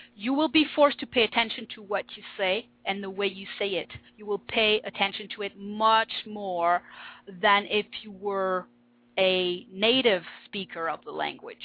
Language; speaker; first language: English; non-native, fluent; French